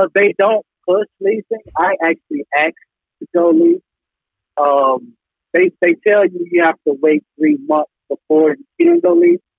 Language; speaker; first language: English; native; English